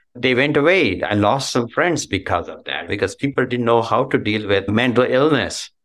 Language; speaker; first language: English; non-native, local second language; Marathi